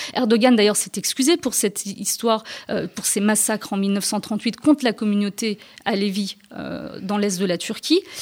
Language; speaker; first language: French; early bilingual, other home language; Turkish